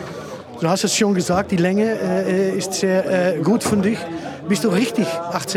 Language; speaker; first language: German; non-native, learner; Dutch